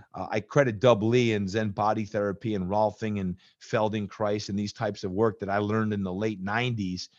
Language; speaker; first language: English; native; English